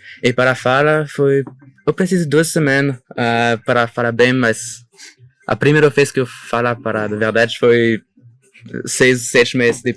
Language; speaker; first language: Portuguese; non-native, learner; French